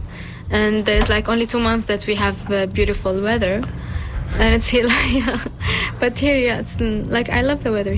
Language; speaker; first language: English; non-native, learner; Arabic